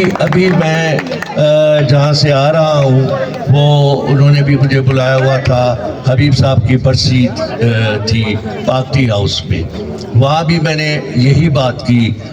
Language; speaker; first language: Urdu; non-native, local second language; Sindhi